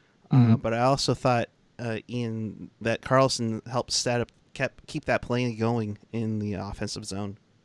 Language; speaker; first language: English; native; English